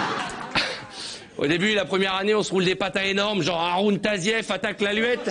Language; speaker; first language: French; native; French